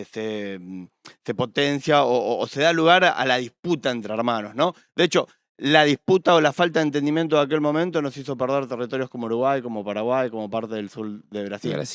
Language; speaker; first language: Spanish; native; Spanish